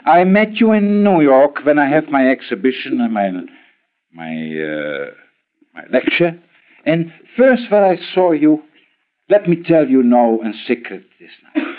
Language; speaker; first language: English; non-native, learner; Dutch